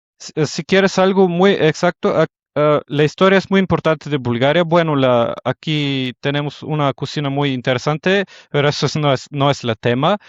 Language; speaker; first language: Spanish; non-native, fluent; Bulgarian